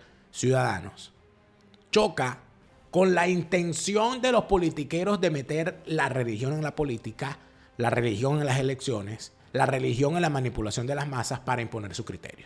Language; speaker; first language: Spanish; native; Spanish